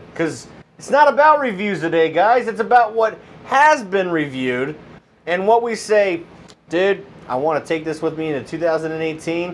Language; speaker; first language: English; native; English